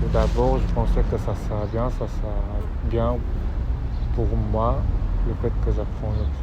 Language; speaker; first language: French; non-native, fluent; Korean